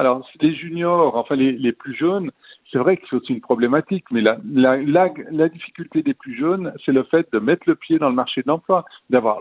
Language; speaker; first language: French; native; French